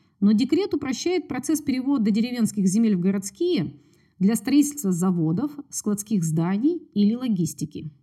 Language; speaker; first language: Russian; native; Russian